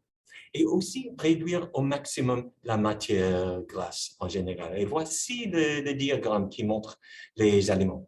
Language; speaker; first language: French; non-native, fluent; English